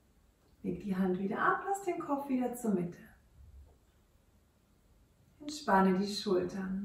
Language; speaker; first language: German; native; German